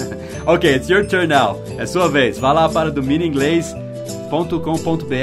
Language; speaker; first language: Portuguese; non-native, fluent; English